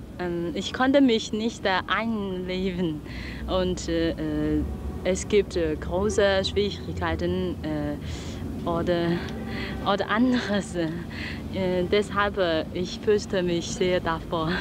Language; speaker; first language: German; non-native, learner; Chinese